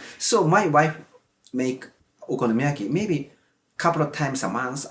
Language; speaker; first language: English; non-native, learner; Japanese